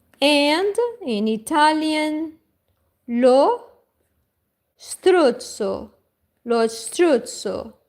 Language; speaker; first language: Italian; non-native, learner; Portuguese